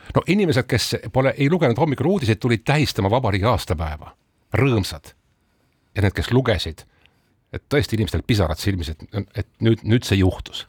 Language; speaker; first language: Estonian; non-native, local second language; Russian